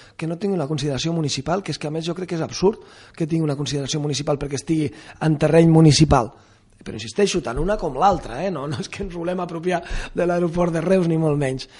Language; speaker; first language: Catalan; non-native, local second language; Spanish